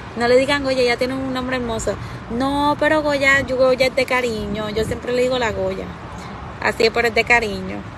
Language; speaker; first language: Spanish; native; Spanish